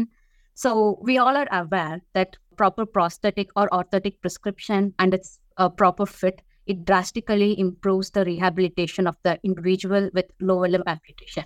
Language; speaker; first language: English; non-native, local second language; Tamil